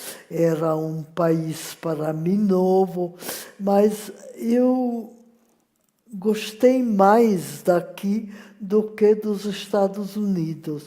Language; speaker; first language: Portuguese; non-native, fluent; French